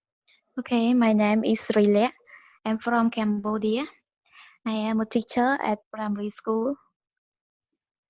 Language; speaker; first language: English; non-native, learner; Khmer